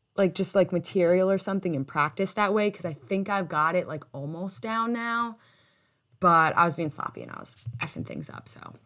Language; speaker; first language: English; native; English